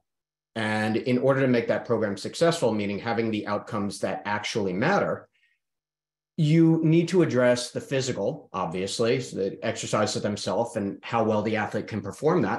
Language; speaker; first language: English; native; English